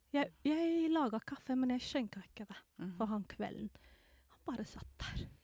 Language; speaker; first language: Norwegian; non-native, fluent; Somali